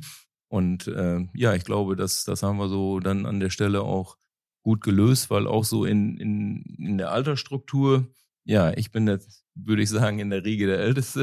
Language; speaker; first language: German; native; German